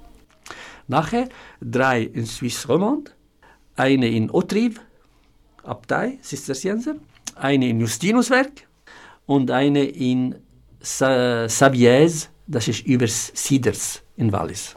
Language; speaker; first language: German; non-native, fluent; Arabic